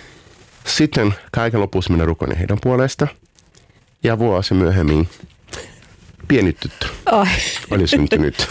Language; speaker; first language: Finnish; non-native, fluent; Portuguese